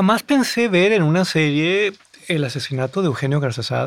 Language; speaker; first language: Spanish; native; Spanish